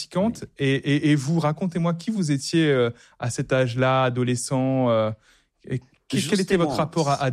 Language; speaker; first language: French; native; French